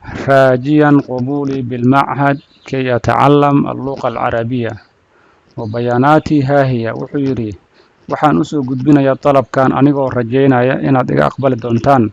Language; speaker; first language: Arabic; non-native, fluent; Somali